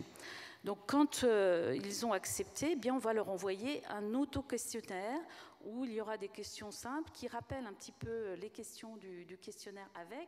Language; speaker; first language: French; native; French